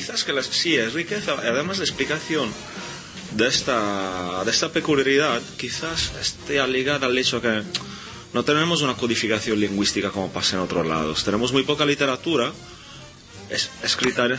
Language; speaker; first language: Spanish; native; Spanish